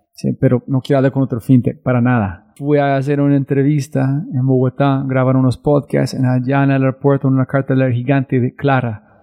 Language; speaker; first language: Spanish; non-native, learner; English